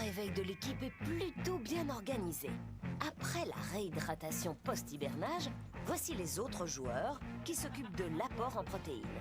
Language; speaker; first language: French; native; French